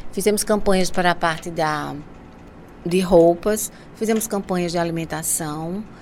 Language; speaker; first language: Portuguese; native; Portuguese